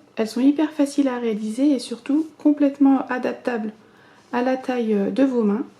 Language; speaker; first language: French; native; French